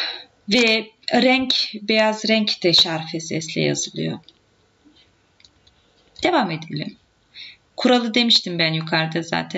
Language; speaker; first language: Turkish; native; Turkish